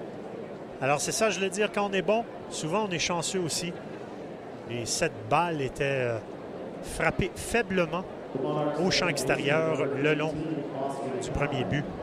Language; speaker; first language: French; native; French